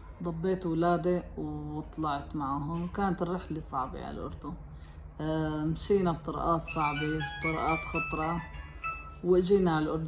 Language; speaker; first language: Arabic; native; Arabic